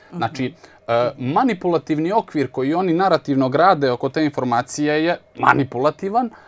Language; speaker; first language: Serbian; native; Serbian